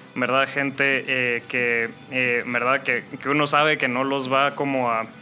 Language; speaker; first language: Spanish; native; Spanish